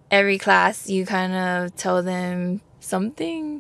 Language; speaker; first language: English; native; English